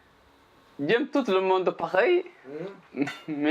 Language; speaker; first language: French; non-native, learner; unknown